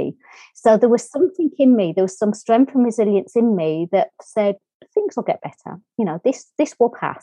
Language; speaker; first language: English; native; English